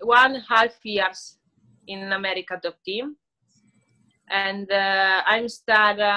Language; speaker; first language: English; non-native, learner; Italian